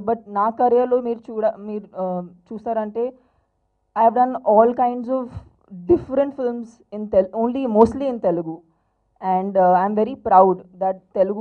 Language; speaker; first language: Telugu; non-native, fluent; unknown